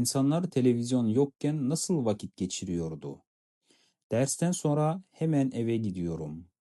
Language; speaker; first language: Turkish; non-native, fluent; Kazakh